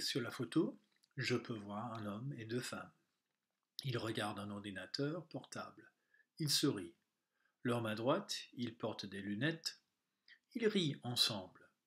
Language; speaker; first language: French; non-native, fluent; English